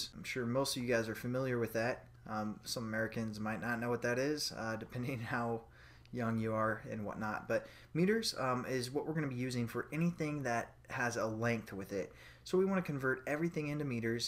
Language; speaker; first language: English; native; English